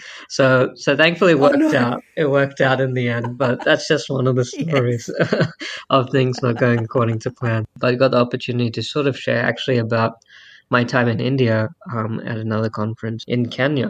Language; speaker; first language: English; native; English